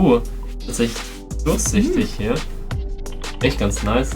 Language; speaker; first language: German; native; German